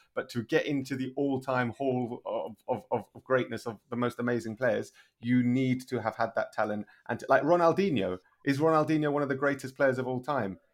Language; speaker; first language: English; native; English